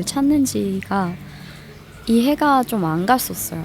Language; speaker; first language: Korean; non-native, fluent; Persian